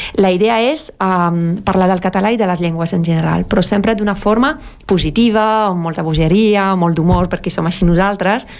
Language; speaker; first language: Catalan; non-native, fluent; French